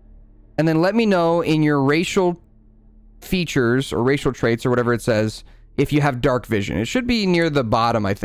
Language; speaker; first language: English; native; English